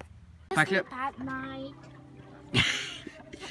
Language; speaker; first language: French; native; French